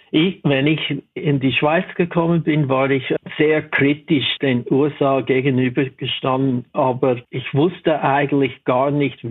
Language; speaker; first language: German; non-native, fluent; English